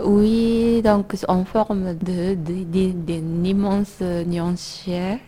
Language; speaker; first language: French; non-native, fluent; Japanese